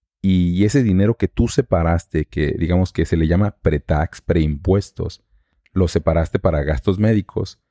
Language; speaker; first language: Spanish; native; Spanish